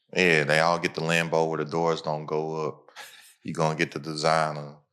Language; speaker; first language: English; native; English